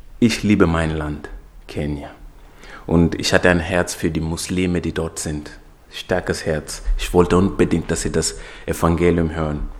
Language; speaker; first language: German; non-native, fluent; Swahili